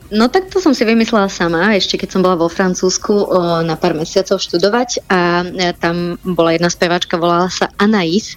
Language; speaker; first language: Slovak; native; Slovak